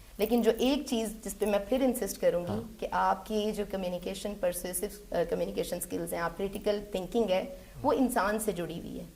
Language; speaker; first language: Urdu; native; Urdu